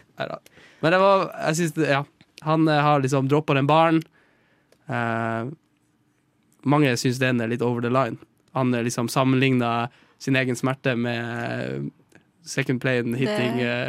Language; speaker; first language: Norwegian; native; Norwegian